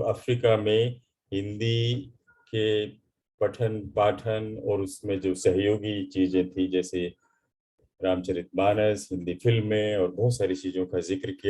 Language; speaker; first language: Hindi; native; Hindi